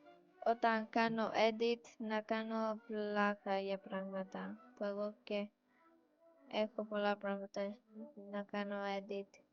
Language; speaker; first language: Greek; early bilingual, heritage; Greek